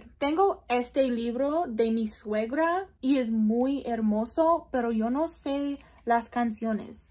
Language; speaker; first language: Spanish; non-native, learner; English